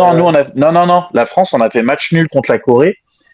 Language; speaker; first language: French; native; French